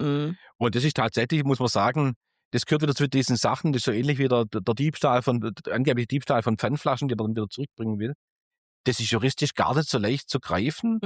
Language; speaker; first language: German; native; German